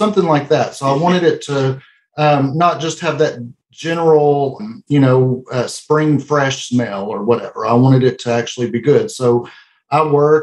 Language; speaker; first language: English; native; English